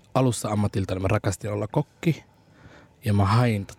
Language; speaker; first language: Finnish; early bilingual, other home language; Somali